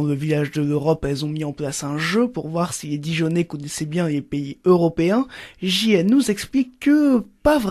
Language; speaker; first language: French; native; French